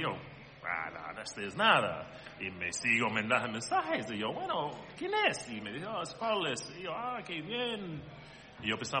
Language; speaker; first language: Spanish; non-native, learner; English